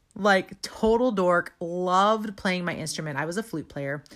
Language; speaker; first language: English; native; English